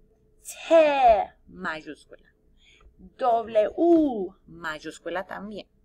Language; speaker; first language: Spanish; non-native, fluent; English